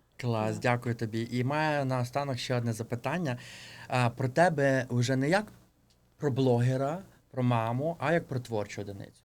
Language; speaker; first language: Ukrainian; native; Ukrainian